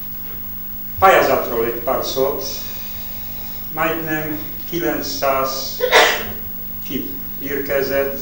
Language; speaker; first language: Hungarian; non-native, learner; Polish